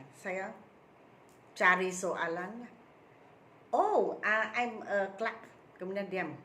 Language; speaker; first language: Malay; non-native, local second language; Min Nan Chinese